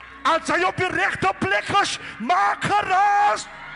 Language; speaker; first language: Afrikaans; early bilingual, heritage; Afrikaans